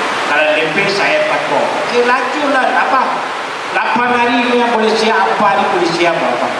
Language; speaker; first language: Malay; non-native, local second language; Tamil